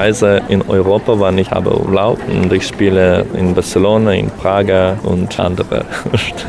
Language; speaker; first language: German; non-native, learner; Russian